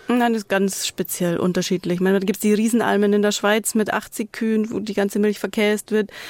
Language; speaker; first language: German; native; German